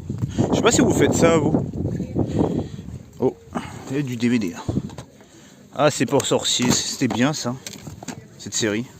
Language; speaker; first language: French; native; French